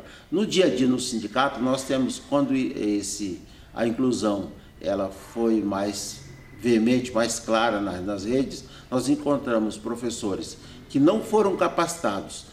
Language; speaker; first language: Portuguese; native; Portuguese